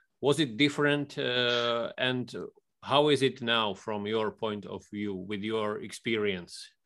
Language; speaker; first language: English; non-native, fluent; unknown